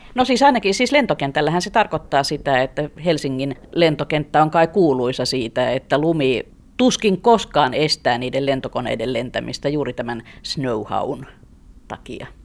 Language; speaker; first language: Finnish; native; Finnish